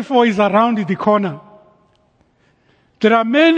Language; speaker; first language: English; non-native, local second language; Shona